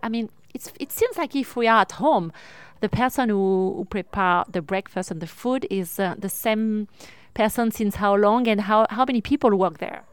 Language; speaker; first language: English; non-native, learner; French